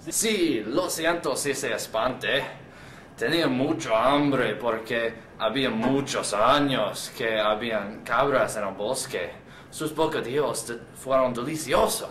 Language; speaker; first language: Spanish; non-native, learner; English